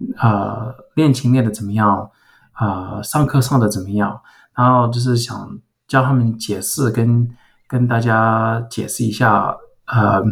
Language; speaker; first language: Chinese; early bilingual, heritage; Chinese